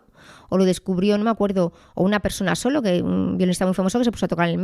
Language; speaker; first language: Spanish; native; Spanish